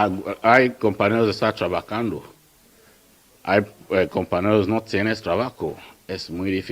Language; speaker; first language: Spanish; non-native, learner; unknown